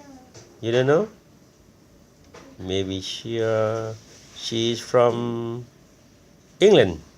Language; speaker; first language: English; non-native, learner; Thai